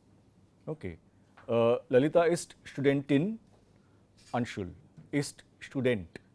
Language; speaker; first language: German; non-native, fluent; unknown